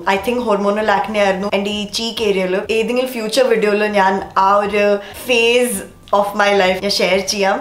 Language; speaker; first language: Malayalam; early bilingual, heritage; Malayalam